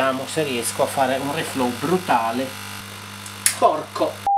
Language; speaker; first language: Italian; native; Italian